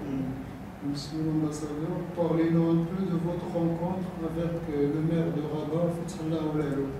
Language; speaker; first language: French; non-native, local second language; Arabic